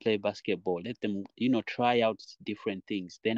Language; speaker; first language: English; non-native, local second language; Nyankole